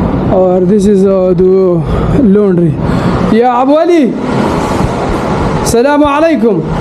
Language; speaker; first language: Hindi; non-native, local second language; Pashto